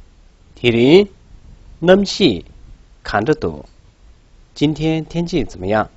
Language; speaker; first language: Chinese; non-native, local second language; Tibetan